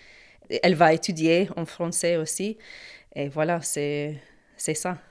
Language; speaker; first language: French; non-native, learner; English